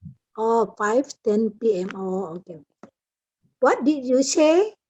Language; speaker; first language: English; non-native, learner; Indonesian